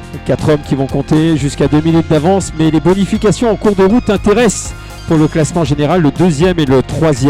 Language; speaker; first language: French; native; French